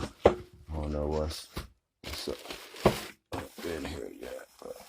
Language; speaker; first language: English; native; English